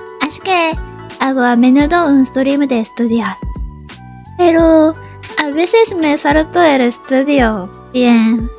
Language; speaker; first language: Spanish; non-native, learner; Japanese